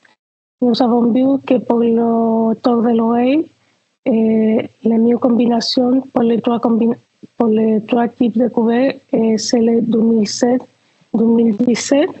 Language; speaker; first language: French; non-native, fluent; Spanish